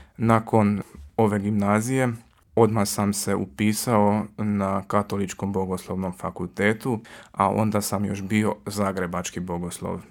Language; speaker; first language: Croatian; early bilingual, heritage; Croatian